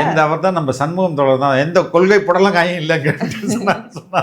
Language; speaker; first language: Tamil; native; Tamil